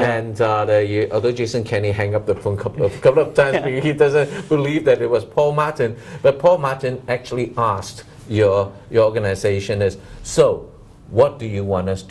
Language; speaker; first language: English; non-native, local second language; Cantonese